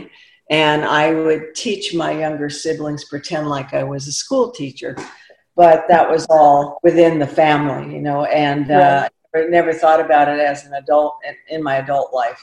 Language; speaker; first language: English; native; English